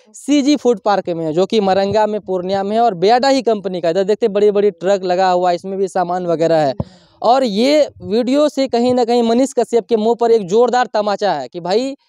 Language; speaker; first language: Hindi; native; Hindi